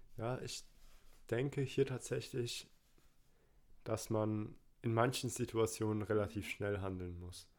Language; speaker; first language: German; early bilingual, other home language; Turkish